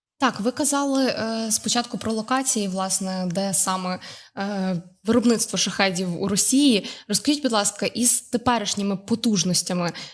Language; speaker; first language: Ukrainian; native; Ukrainian